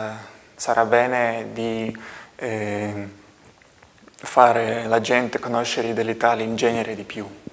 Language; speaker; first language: Italian; non-native, learner; Russian